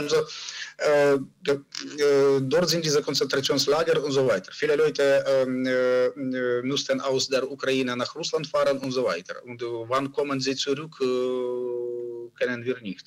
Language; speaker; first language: German; non-native, learner; Ukrainian